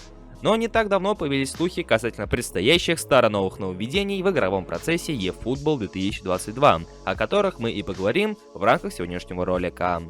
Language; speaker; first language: Russian; native; Russian